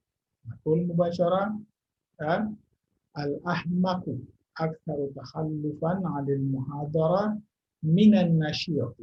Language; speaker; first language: Arabic; non-native, fluent; Indonesian